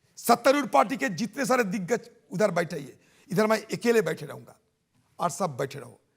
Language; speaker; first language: Hindi; non-native, local second language; Bangla